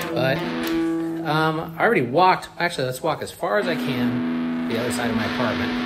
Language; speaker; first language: English; native; English